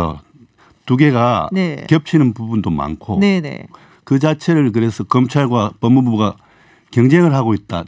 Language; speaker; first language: Korean; native; Korean